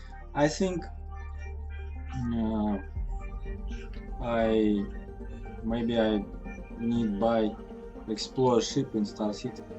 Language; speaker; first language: English; non-native, learner; Russian